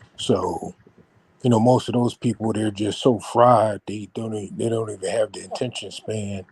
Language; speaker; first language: English; native; English